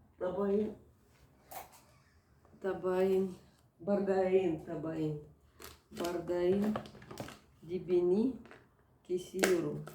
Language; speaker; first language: Turkish; non-native, learner; Russian